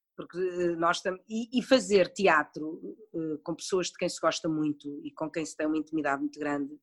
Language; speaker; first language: Portuguese; native; Portuguese